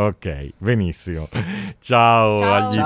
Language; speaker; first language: Italian; native; Italian